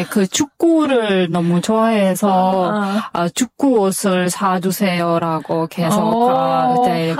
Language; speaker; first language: Korean; non-native, fluent; Kyrgyz